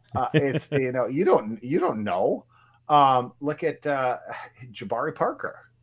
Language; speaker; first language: English; native; English